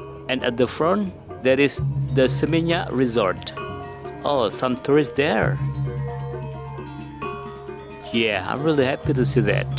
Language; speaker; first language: English; non-native, learner; Indonesian